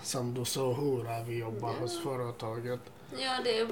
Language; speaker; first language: Swedish; non-native, learner; Assyrian Neo-Aramaic